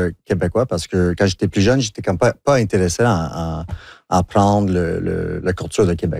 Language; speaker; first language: French; non-native, local second language; English